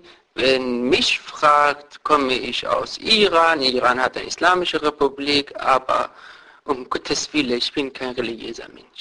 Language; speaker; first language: German; non-native, fluent; Persian